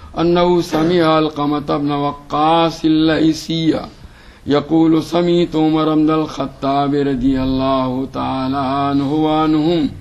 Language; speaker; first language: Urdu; non-native, local second language; Gujarati